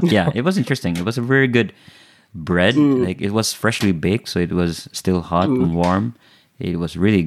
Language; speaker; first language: English; non-native, local second language; Cebuano